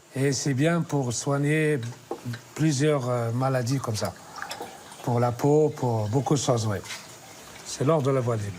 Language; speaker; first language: French; non-native, local second language; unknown